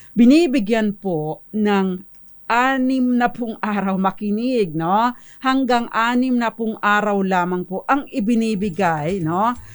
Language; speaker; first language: Filipino; native; Filipino